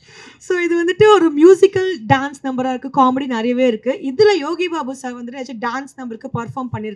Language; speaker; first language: Tamil; native; Tamil